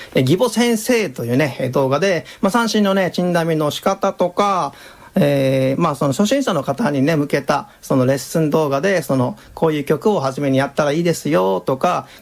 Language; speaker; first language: Japanese; native; Japanese